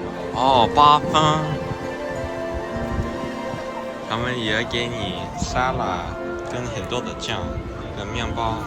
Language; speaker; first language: Chinese; non-native, learner; English